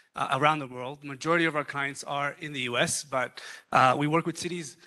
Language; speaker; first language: English; non-native, fluent; Hebrew